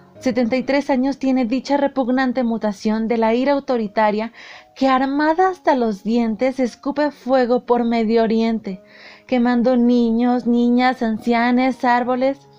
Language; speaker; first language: Spanish; native; Spanish